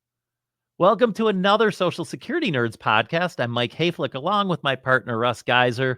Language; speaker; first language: English; native; English